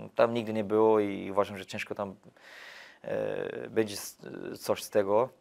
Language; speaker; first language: Polish; non-native, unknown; Portuguese